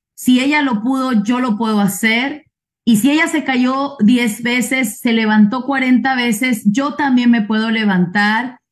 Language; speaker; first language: Spanish; native; Spanish